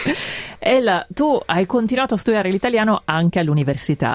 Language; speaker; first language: Italian; native; Italian